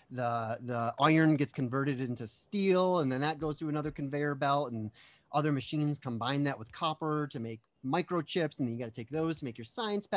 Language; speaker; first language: English; native; English